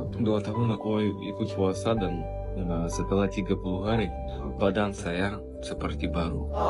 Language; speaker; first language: Indonesian; non-native, learner; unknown